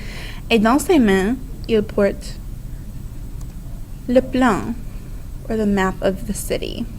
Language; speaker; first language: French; non-native, fluent; English